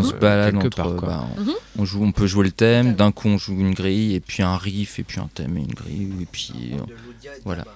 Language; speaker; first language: French; native; French